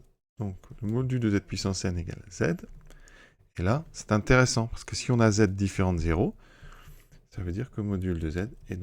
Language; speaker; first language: French; native; French